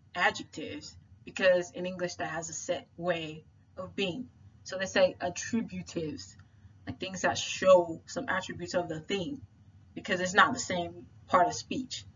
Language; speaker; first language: English; native; English